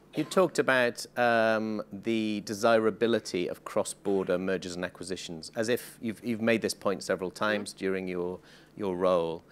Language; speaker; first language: English; native; English